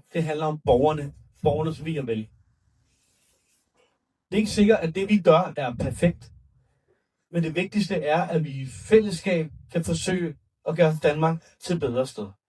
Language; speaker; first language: Danish; early bilingual, other home language; Urdu